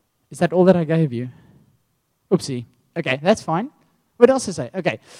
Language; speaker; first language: English; non-native, local second language; Afrikaans